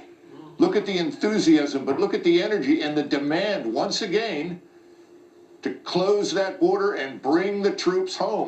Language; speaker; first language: English; native; English